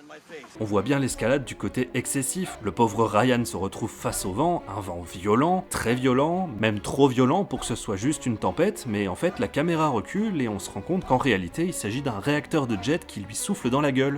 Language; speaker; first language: French; native; French